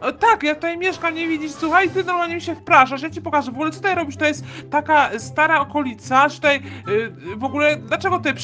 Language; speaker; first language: Polish; native; Polish